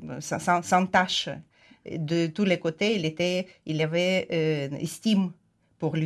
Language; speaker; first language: French; non-native, fluent; Ukrainian